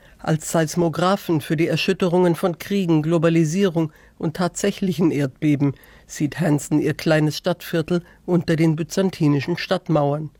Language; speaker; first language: German; native; German